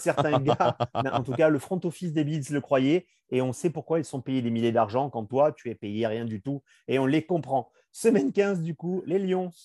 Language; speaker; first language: French; native; French